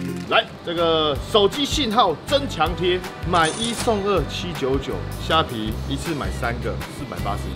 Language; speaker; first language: Chinese; native; Chinese